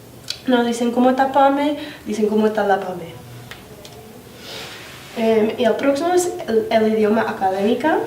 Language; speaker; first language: Spanish; non-native, learner; English